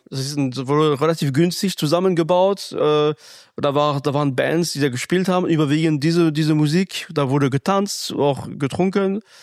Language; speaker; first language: German; non-native, fluent; French